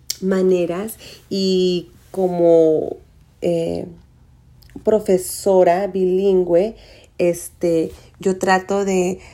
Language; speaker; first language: Spanish; early bilingual, heritage; Spanish